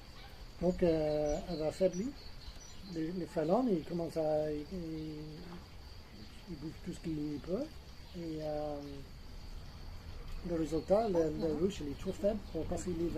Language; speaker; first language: French; non-native, fluent; English